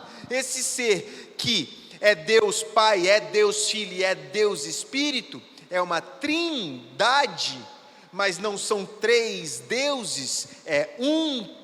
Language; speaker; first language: Portuguese; native; Portuguese